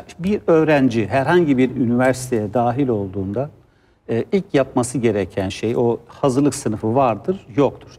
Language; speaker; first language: Turkish; native; Turkish